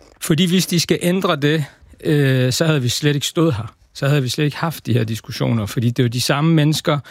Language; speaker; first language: Danish; early bilingual, other home language; Persian